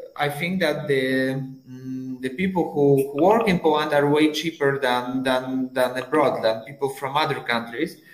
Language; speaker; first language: English; non-native, fluent; Polish